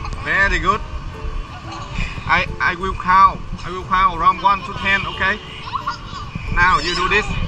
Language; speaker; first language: English; non-native, learner; Vietnamese